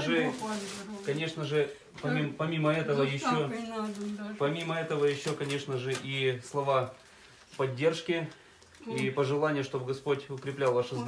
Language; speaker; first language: Russian; native; Russian